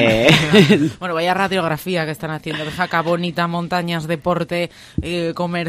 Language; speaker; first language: Spanish; native; Spanish